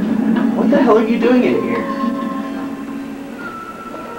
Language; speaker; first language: English; native; English